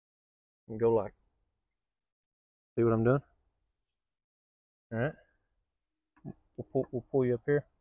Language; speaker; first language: English; native; English